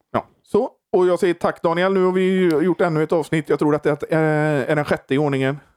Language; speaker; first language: Swedish; native; Swedish